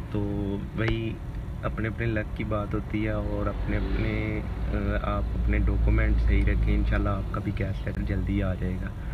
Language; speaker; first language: Urdu; native; Urdu